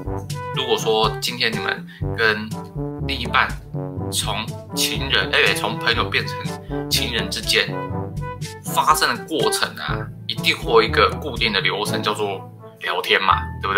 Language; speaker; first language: Chinese; native; Chinese